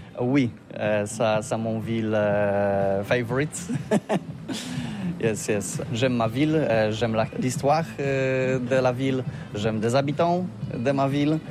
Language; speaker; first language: French; non-native, learner; Polish